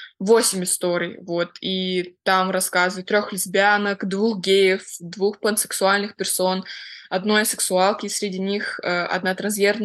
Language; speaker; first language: Russian; native; Russian